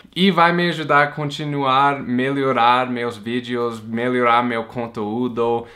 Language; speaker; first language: Portuguese; non-native, fluent; English